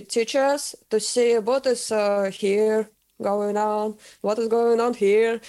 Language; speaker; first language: English; non-native, learner; Russian